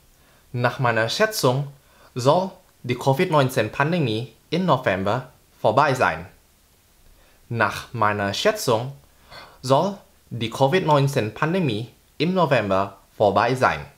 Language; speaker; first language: German; non-native, fluent; Indonesian